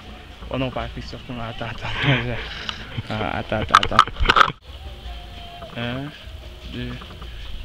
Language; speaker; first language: French; non-native, local second language; Haitian Creole